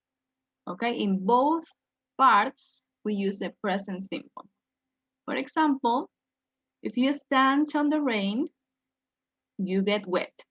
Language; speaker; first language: English; non-native, fluent; Spanish